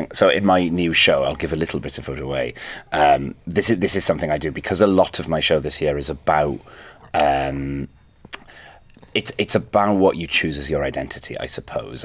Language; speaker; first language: English; non-native, local second language; Welsh